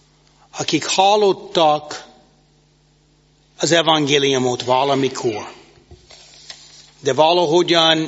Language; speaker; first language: Hungarian; non-native, fluent; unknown